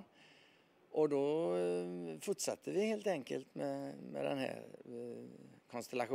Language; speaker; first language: Swedish; native; Swedish